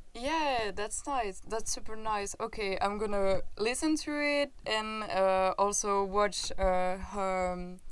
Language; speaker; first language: English; non-native, fluent; French